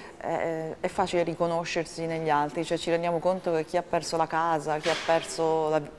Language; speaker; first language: Italian; native; Italian